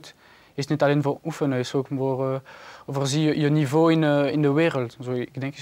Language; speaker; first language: Dutch; non-native, learner; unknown